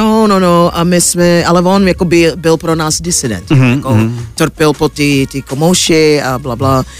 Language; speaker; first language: Czech; non-native, fluent; English